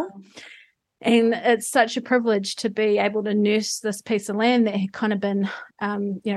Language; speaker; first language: English; native; English